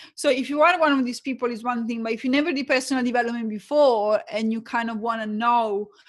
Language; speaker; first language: English; non-native, fluent; Italian